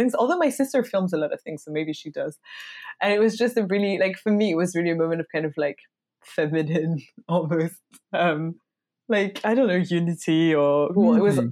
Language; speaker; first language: English; non-native, fluent; French